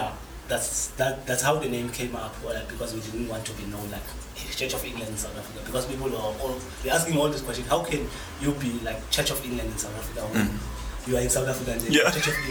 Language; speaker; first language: English; non-native, local second language; Xhosa